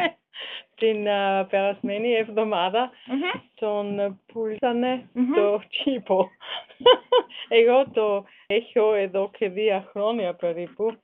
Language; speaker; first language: Greek; non-native, learner; German